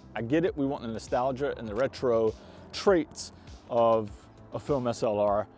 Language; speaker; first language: English; native; English